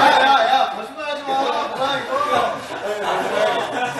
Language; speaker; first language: Korean; native; Korean